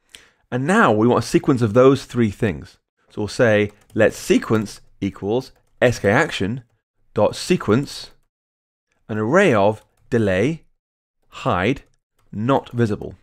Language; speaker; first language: English; native; English